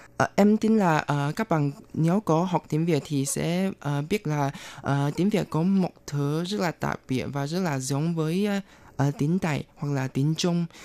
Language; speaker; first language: Vietnamese; non-native, fluent; Chinese